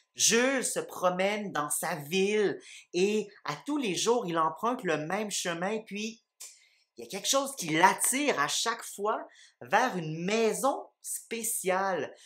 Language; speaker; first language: French; native; French